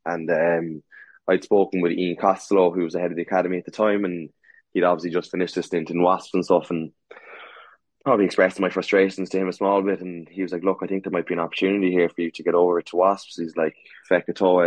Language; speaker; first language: English; native; English